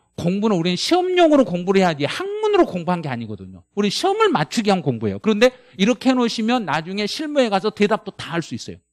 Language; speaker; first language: Korean; native; Korean